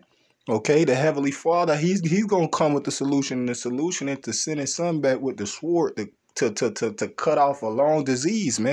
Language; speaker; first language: English; native; English